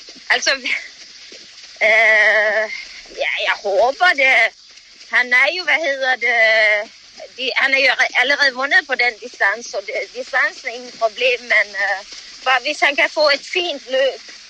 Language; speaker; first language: Danish; non-native, fluent; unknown